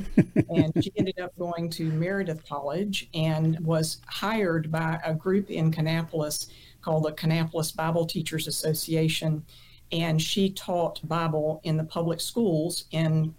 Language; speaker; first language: English; native; English